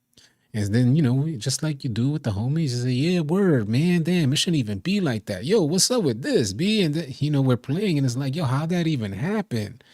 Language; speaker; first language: English; native; English